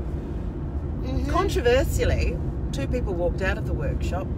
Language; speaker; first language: English; native; English